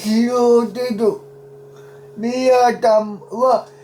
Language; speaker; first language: Japanese; non-native, learner; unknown